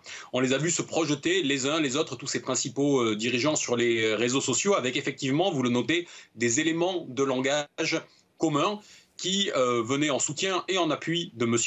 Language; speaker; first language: French; native; French